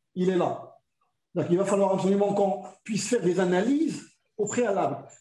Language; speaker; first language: French; non-native, local second language; Arabic